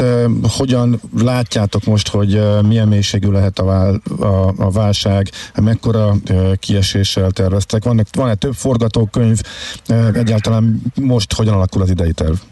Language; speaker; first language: Hungarian; native; Hungarian